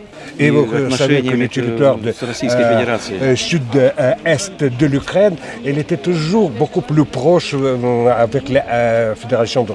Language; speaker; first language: French; non-native, fluent; Russian